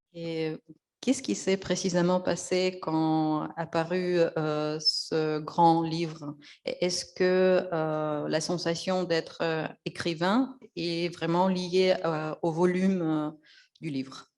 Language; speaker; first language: French; non-native, fluent; Russian